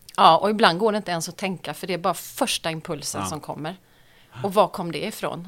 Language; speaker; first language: Swedish; native; Swedish